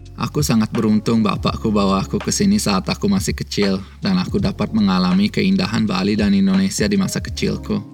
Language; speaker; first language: Indonesian; early bilingual, other home language; Swiss German